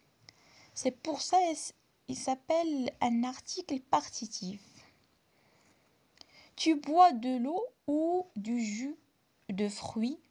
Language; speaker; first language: French; non-native, local second language; Arabic